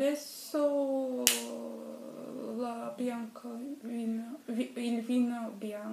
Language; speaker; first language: Italian; non-native, learner; Russian